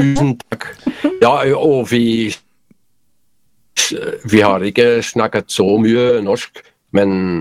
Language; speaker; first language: Norwegian; non-native, learner; Polish